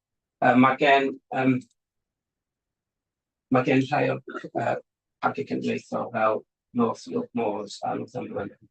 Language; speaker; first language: Welsh; native; Welsh